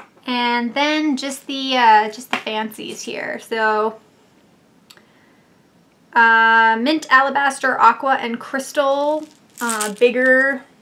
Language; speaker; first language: English; native; English